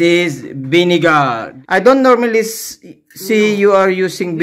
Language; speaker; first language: English; non-native, local second language; Filipino